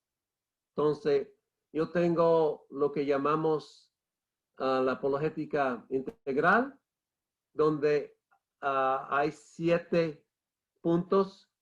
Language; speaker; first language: Spanish; non-native, fluent; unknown